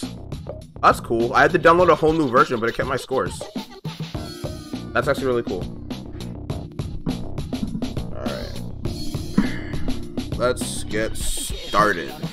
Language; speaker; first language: English; native; English